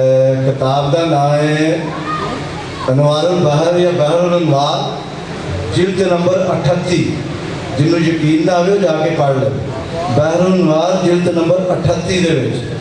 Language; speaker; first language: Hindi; non-native, local second language; Punjabi